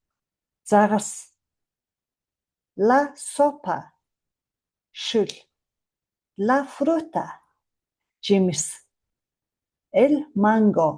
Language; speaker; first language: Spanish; non-native, fluent; Mongolian